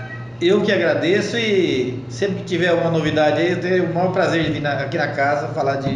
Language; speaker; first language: Portuguese; native; Portuguese